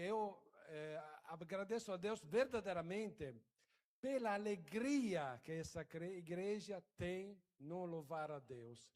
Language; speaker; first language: Portuguese; non-native, fluent; Italian